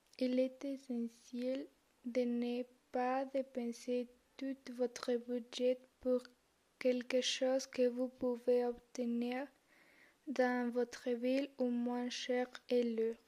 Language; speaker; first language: French; non-native, learner; Spanish